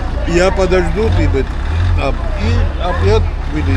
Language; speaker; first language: Russian; non-native, learner; Georgian